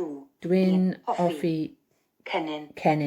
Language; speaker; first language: Welsh; non-native, learner; English